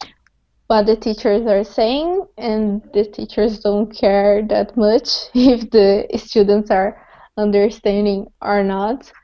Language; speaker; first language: English; non-native, fluent; Portuguese